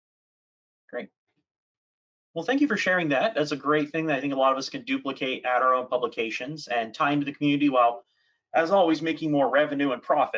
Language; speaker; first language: English; native; English